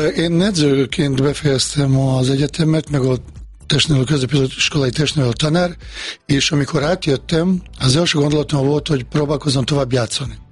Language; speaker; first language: Hungarian; non-native, fluent; Bosnian